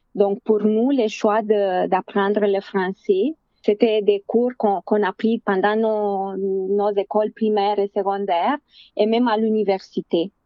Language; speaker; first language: French; non-native, fluent; Romanian